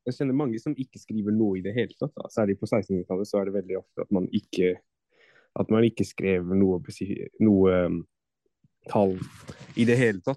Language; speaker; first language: Norwegian; non-native, fluent; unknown